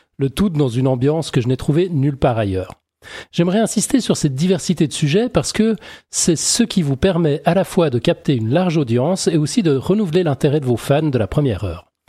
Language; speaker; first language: French; native; French